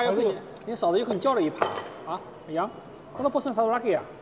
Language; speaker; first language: Chinese; native; Chinese